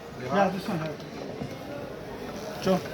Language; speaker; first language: English; non-native, learner; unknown